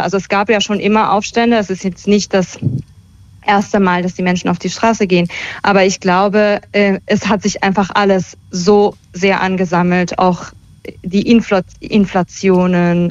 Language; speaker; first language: German; early bilingual, other home language; Persian